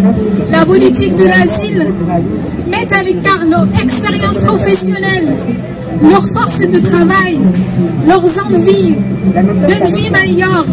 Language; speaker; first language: French; non-native, fluent; Arabic